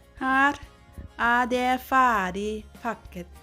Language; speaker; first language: Norwegian; non-native, learner; Thai